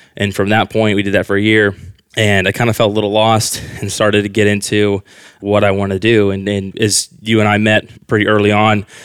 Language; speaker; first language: English; native; English